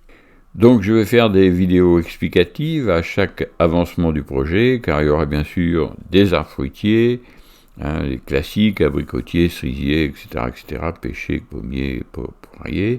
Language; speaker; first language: French; native; French